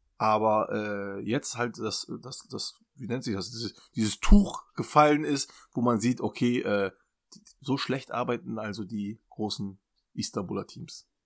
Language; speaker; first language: German; early bilingual, other home language; Turkish